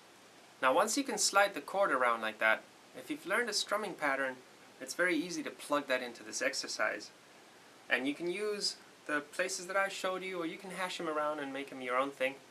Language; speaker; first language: English; native; English